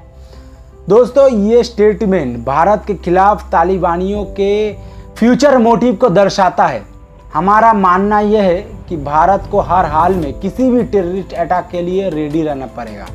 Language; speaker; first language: Hindi; non-native, local second language; Bangla